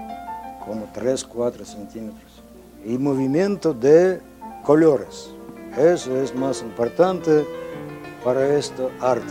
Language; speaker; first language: Spanish; non-native, learner; Russian